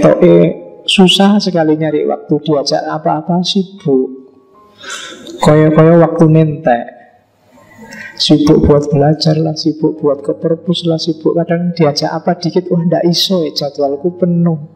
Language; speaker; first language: Indonesian; native; Indonesian